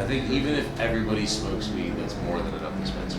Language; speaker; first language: English; native; English